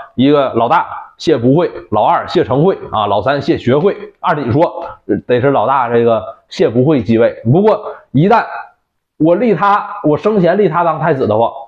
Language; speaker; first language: Chinese; native; Chinese